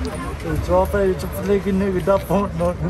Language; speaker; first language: German; non-native, learner; Polish